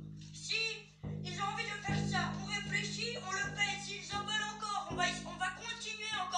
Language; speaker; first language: French; native; French